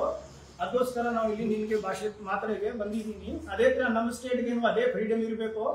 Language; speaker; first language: Kannada; non-native, learner; Punjabi